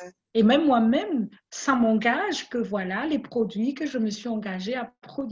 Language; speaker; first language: French; non-native, local second language; Malagasy